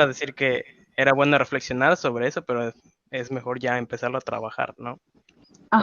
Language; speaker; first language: Spanish; native; Spanish